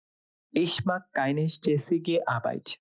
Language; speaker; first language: German; non-native, fluent; Bangla